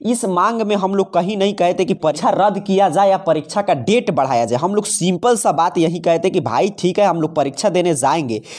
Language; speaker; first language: Hindi; native; Hindi